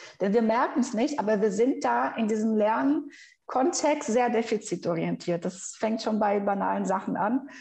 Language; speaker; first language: German; non-native, fluent; Portuguese